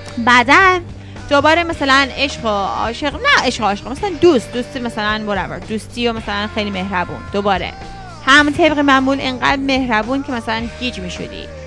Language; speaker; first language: Persian; early bilingual, heritage; Persian